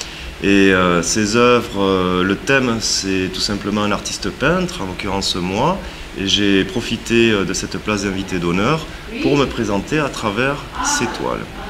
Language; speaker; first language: French; native; French